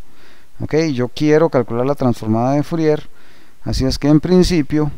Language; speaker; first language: Spanish; native; Spanish